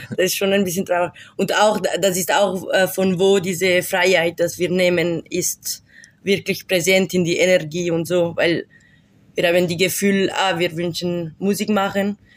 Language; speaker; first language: German; non-native, local second language; Italian